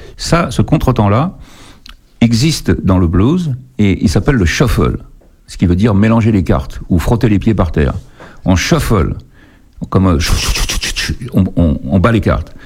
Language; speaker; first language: French; native; French